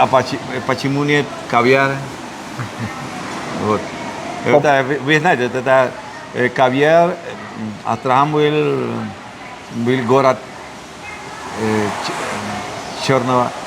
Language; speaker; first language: Russian; non-native, learner; Spanish